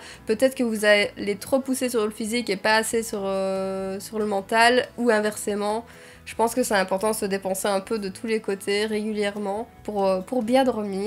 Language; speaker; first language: French; native; French